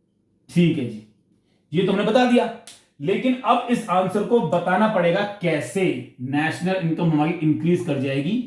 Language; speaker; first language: Hindi; native; Hindi